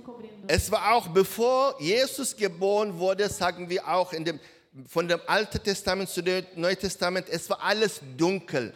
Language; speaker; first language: German; non-native, learner; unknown